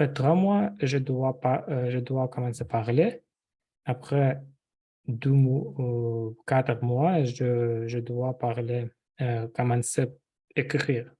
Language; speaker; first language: French; non-native, learner; Russian